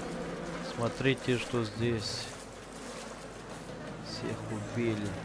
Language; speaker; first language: Russian; non-native, local second language; Romanian